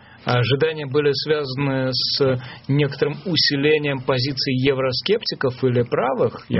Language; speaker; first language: Russian; native; Russian